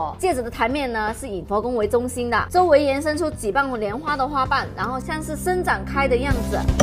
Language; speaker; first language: Chinese; native; Chinese